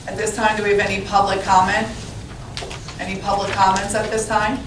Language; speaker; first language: English; native; English